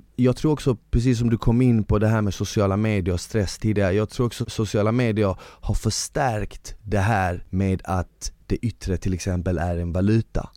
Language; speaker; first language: Swedish; early bilingual, other home language; Bosnian